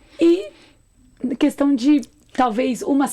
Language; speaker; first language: Portuguese; native; Portuguese